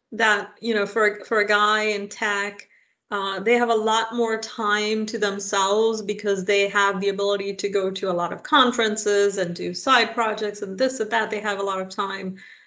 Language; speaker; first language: English; non-native, local second language; Hindi